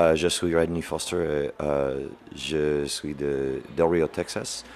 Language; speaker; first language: French; non-native, learner; English